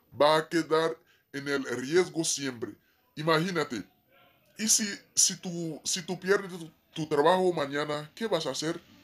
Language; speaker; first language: Spanish; non-native, fluent; Haitian Creole